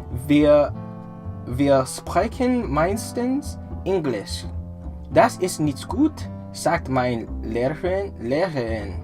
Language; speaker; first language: German; non-native, learner; English